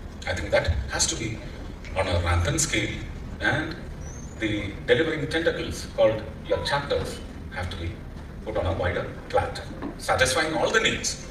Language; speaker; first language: English; non-native, local second language; Malayalam